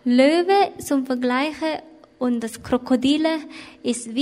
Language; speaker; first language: German; non-native, learner; Thai